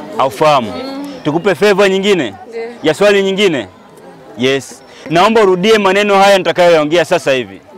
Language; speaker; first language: Swahili; native; Swahili